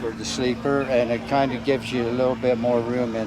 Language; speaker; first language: English; native; English